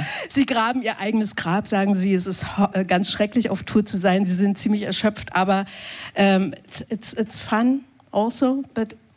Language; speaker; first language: German; native; German